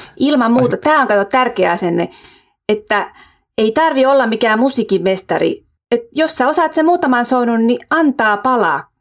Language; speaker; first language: Finnish; early bilingual, heritage; Finnish